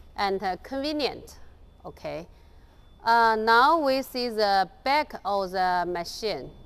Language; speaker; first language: English; non-native, learner; Chinese